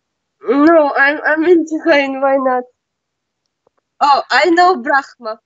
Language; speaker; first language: English; non-native, learner; Russian